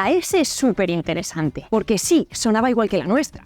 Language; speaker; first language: Spanish; native; Spanish